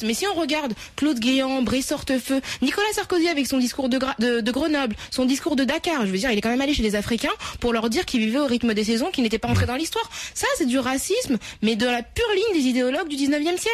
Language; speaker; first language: French; native; French